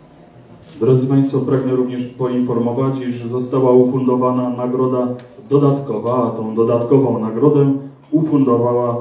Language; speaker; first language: Polish; native; Polish